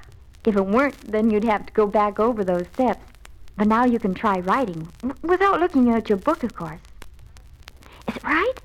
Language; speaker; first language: English; native; English